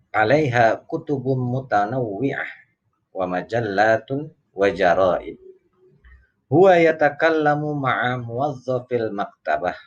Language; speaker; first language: Arabic; non-native, fluent; Indonesian